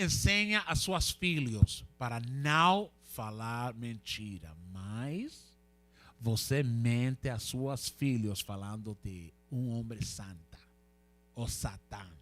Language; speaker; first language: Portuguese; non-native, learner; Spanish